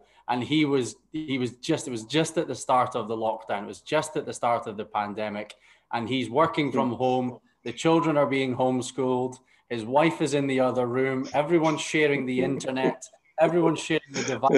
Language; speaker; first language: English; native; English